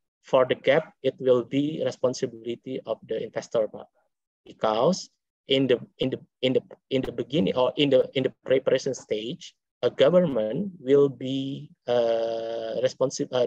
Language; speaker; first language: English; non-native, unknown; Indonesian